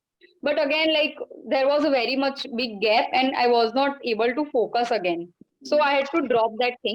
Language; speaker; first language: English; non-native, local second language; Gujarati